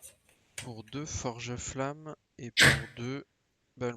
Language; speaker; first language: French; native; French